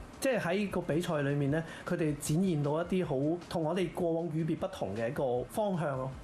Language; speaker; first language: Cantonese; native; Cantonese